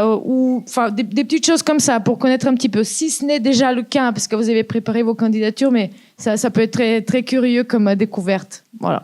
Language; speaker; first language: French; native; French